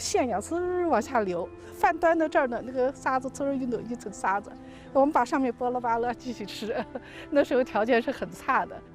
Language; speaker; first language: Chinese; native; Chinese